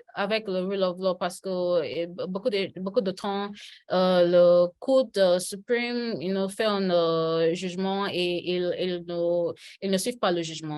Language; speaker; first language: French; non-native, learner; Yoruba